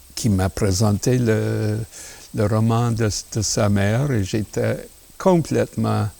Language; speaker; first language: French; non-native, local second language; English